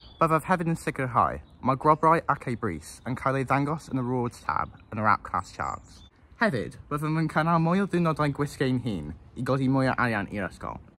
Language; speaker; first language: Welsh; non-native, local second language; English